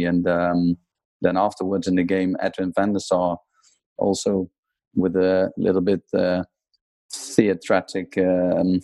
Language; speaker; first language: English; non-native, fluent; Dutch